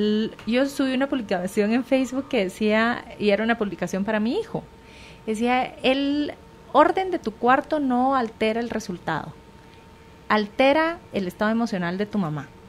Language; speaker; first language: Spanish; native; Spanish